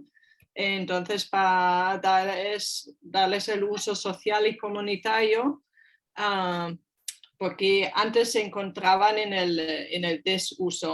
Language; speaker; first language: Spanish; non-native, fluent; German